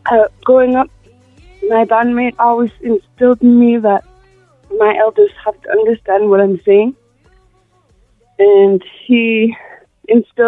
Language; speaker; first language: English; non-native, fluent; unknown